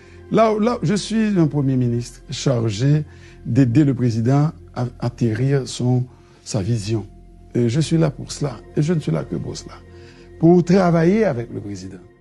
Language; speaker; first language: French; native; French